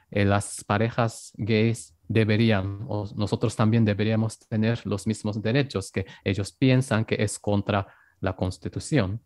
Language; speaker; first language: Spanish; non-native, fluent; Japanese